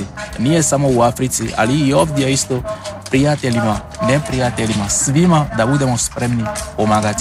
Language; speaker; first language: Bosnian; non-native, fluent; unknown